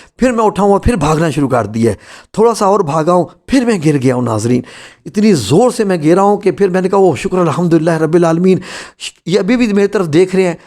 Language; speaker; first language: Urdu; non-native, local second language; Punjabi